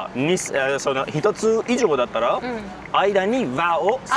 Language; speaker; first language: Japanese; non-native, fluent; Persian